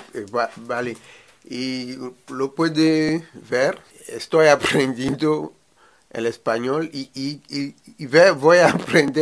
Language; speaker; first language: Spanish; non-native, learner; Ewe